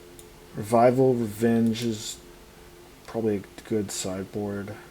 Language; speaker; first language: English; native; English